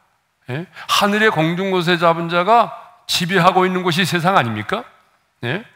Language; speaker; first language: Korean; native; Korean